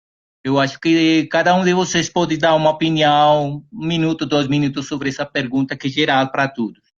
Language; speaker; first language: Portuguese; non-native, fluent; Spanish